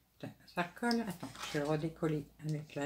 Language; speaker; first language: French; native; French